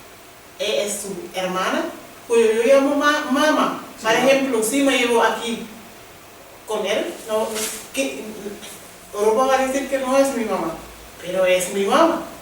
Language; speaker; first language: Spanish; non-native, learner; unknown